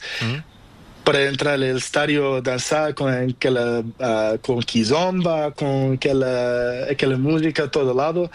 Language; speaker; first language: Spanish; non-native, learner; Portuguese